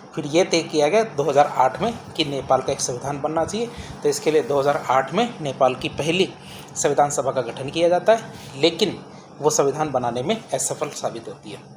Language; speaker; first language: Hindi; native; Hindi